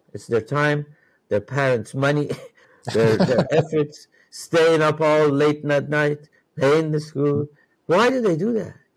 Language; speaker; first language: English; non-native, fluent; Persian